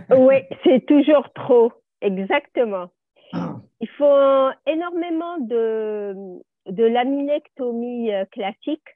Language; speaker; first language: French; native; French